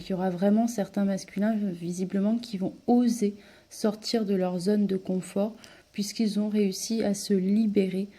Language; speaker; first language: French; native; French